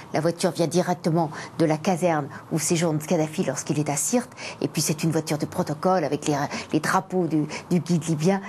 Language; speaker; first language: French; native; French